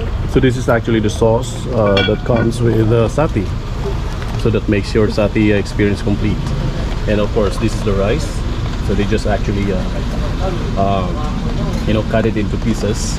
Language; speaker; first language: English; non-native, local second language; Filipino